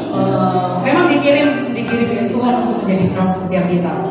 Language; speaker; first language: Indonesian; native; Indonesian